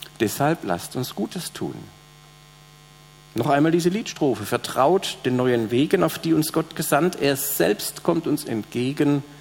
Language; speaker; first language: German; native; German